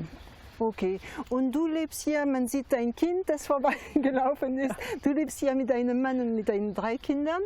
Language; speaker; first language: German; non-native, fluent; French